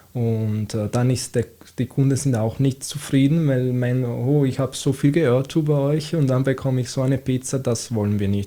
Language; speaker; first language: German; non-native, fluent; Italian